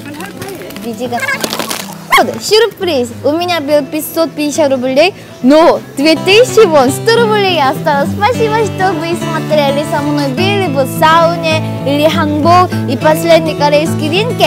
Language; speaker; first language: Russian; non-native, learner; Korean